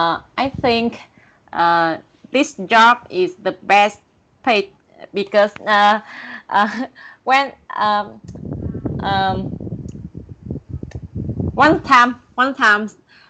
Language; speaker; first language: English; non-native, learner; Vietnamese